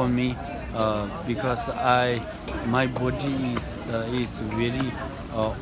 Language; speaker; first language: English; non-native, learner; Tibetan